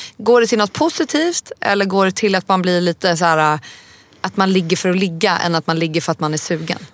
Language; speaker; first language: Swedish; native; Swedish